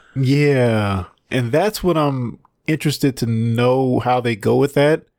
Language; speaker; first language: English; native; English